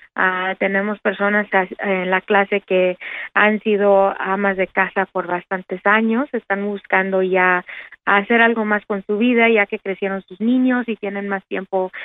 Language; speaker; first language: Spanish; early bilingual, heritage; Spanish